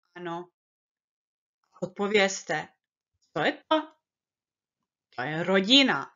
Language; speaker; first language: Czech; early bilingual, heritage; Czech